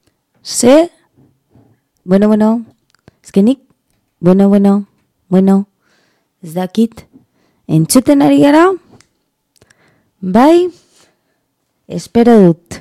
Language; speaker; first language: Basque; non-native, learner; Spanish